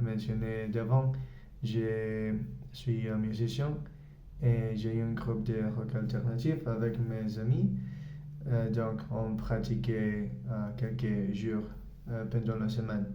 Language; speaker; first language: French; non-native, learner; Spanish